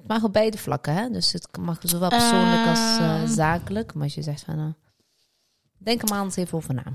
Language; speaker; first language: Dutch; early bilingual, other home language; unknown